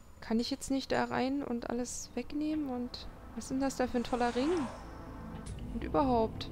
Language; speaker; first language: German; native; German